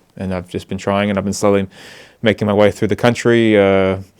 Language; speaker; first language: English; native; English